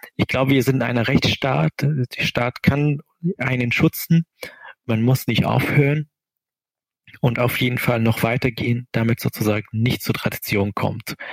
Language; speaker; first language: German; non-native, fluent; Arabic